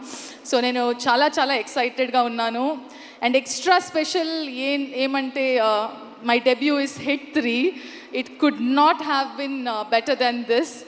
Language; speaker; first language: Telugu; non-native, learner; Kannada